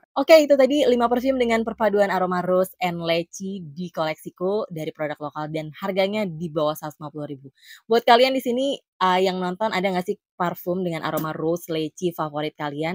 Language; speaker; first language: Indonesian; native; Indonesian